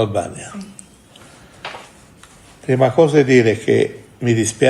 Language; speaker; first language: Italian; non-native, fluent; Portuguese